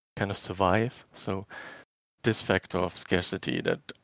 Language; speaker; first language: English; non-native, fluent; German